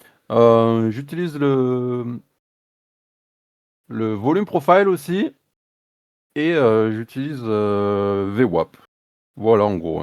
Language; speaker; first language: French; native; French